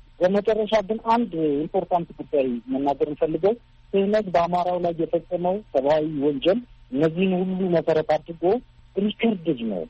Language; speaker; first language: Amharic; native; Amharic